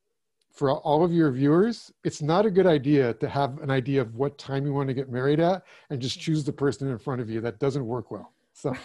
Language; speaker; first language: English; early bilingual, other home language; German